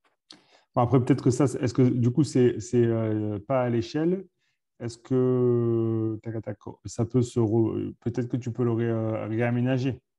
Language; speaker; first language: French; native; French